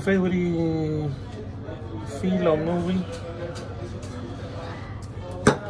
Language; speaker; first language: English; non-native, learner; Spanish